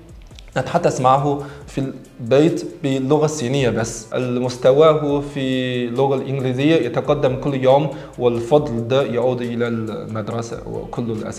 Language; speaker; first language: Arabic; non-native, fluent; Chinese